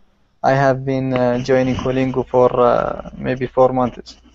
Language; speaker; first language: English; non-native, learner; Arabic